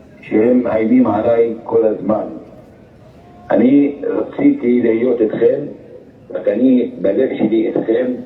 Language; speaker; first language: Hebrew; non-native, local second language; Arabic